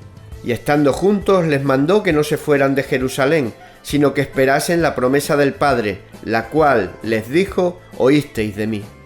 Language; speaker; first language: Spanish; native; Spanish